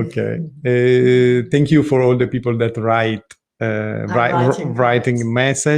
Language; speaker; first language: English; non-native, learner; Italian